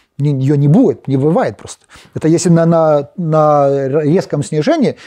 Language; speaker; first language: Russian; non-native, local second language; Polish